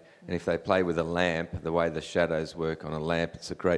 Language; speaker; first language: English; native; English